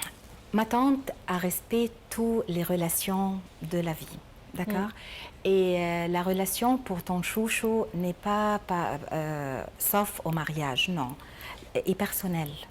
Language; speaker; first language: French; non-native, learner; Arabic